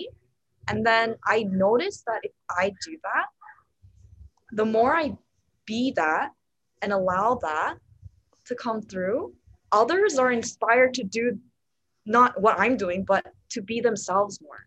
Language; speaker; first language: English; native; English